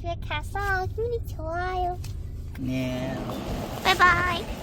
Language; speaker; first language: Korean; non-native, learner; Vietnamese